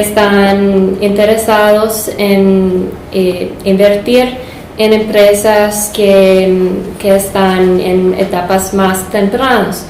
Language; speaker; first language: Spanish; non-native, fluent; English